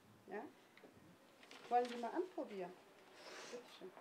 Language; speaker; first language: German; non-native, local second language; Turkish